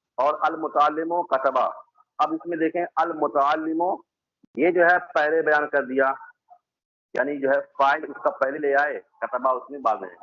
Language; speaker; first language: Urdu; native; Urdu